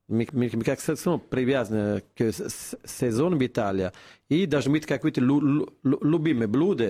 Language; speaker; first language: Russian; non-native, fluent; Italian